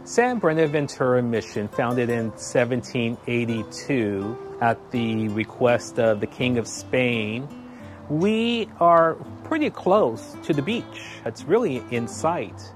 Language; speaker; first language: English; native; English